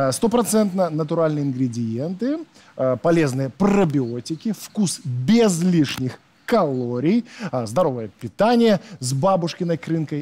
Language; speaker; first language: Russian; native; Russian